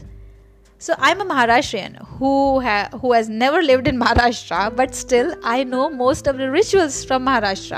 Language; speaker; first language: English; non-native, local second language; Marathi